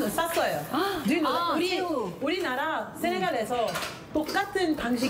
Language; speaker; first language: Korean; non-native, learner; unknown